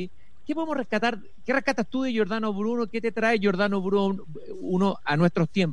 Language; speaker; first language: Spanish; native; Spanish